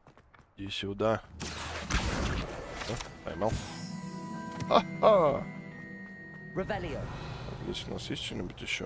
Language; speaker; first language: Russian; native; Russian